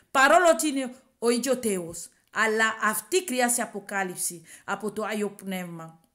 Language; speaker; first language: Greek; non-native, learner; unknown